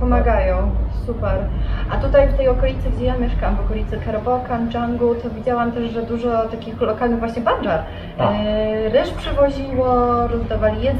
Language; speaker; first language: Polish; native; Polish